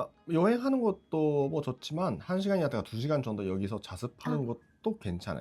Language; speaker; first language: Korean; non-native, fluent; Japanese